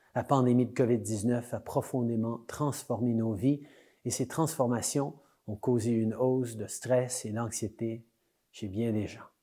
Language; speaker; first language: French; native; French